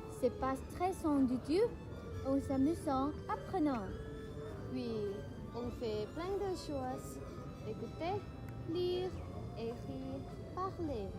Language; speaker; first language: French; non-native, learner; Thai